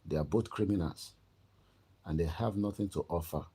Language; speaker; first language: English; non-native, local second language; Yoruba